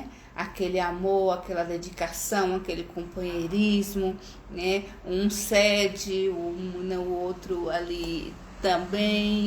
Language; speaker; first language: Portuguese; native; Portuguese